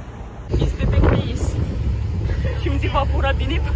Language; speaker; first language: Turkish; non-native, learner; Russian